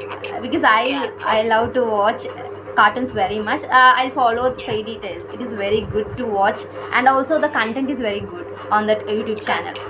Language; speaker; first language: English; non-native, learner; Kannada